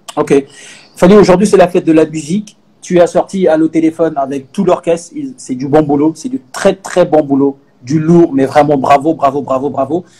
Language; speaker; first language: French; non-native, local second language; Lingala